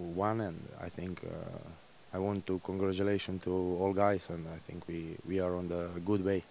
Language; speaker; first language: English; non-native, learner; Croatian